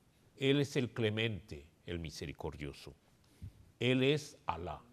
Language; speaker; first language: Spanish; native; Spanish